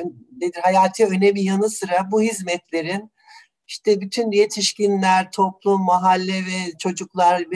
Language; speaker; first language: Turkish; native; Turkish